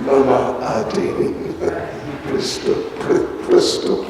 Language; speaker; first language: Russian; non-native, learner; English